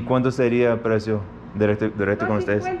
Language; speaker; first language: Spanish; non-native, fluent; English